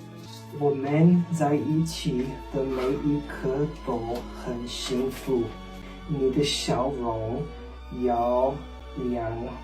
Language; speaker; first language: Chinese; non-native, learner; English